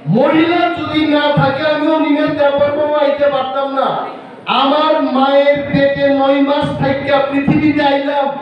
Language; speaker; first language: Bangla; non-native, local second language; Kok Borok